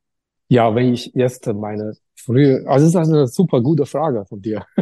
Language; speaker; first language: German; non-native, learner; Chinese